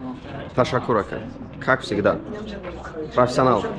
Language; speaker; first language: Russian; non-native, local second language; Tajik